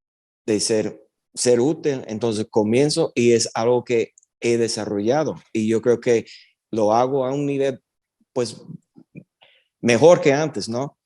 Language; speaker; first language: Spanish; early bilingual, heritage; Spanish